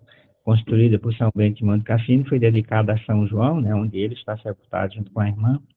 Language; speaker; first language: Portuguese; native; Portuguese